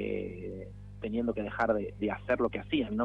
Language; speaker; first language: Spanish; native; Spanish